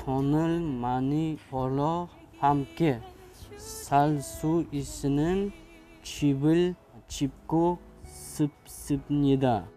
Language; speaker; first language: Korean; early bilingual, heritage; Russian